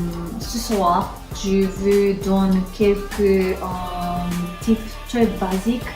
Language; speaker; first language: French; non-native, learner; Japanese